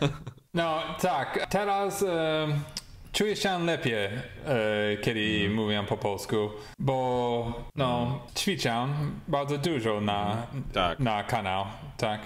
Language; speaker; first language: Polish; non-native, learner; English